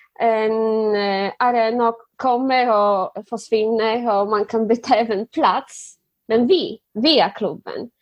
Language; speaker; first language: Swedish; non-native, fluent; Polish